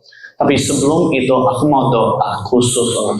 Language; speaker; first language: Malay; non-native, learner; English